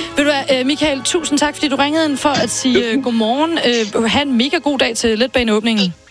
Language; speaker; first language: Danish; native; Danish